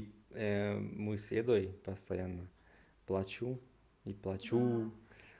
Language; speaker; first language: Russian; non-native, learner; Hungarian